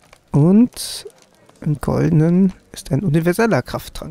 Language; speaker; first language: German; native; German